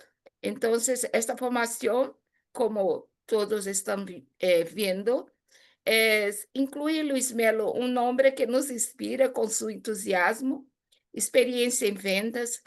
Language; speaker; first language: Spanish; non-native, fluent; Portuguese